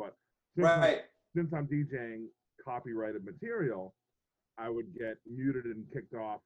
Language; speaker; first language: English; native; English